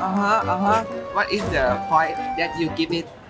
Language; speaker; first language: English; non-native, learner; Thai